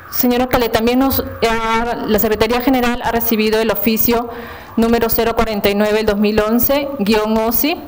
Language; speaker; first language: Spanish; native; Spanish